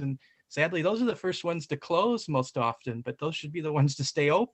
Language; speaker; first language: English; native; English